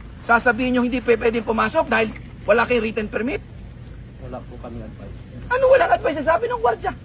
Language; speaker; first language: Filipino; native; Filipino